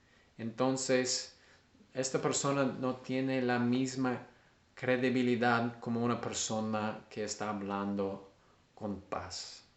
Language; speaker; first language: Spanish; non-native, learner; English